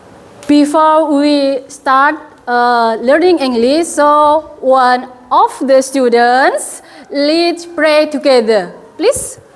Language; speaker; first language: English; non-native, fluent; Indonesian